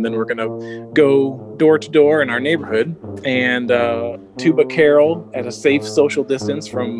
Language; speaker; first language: English; native; English